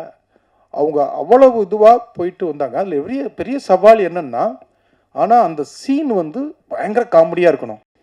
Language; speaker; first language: Tamil; native; Tamil